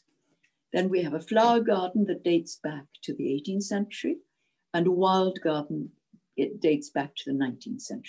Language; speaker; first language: English; non-native, local second language; Czech